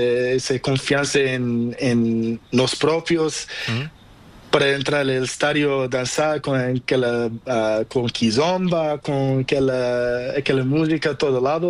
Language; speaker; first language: Spanish; non-native, learner; Portuguese